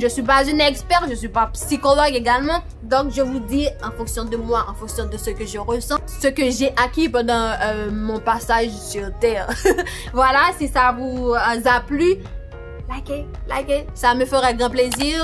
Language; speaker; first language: French; native; French